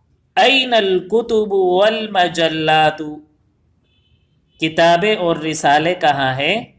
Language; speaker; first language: Urdu; native; Urdu